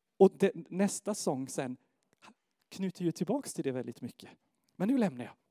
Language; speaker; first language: Swedish; non-native, fluent; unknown